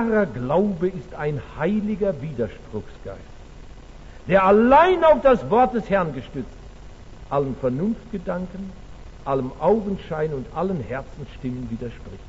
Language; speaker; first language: German; native; German